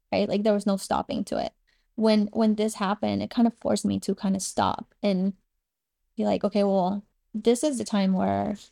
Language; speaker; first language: English; non-native, fluent; Spanish